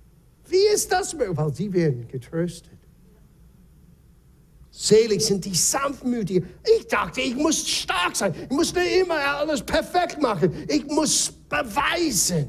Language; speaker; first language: German; non-native, fluent; English